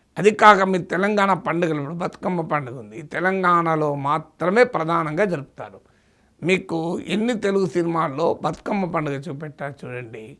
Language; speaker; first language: Telugu; native; Telugu